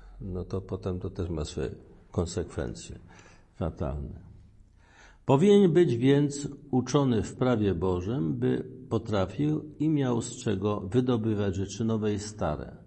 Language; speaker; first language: Polish; native; Polish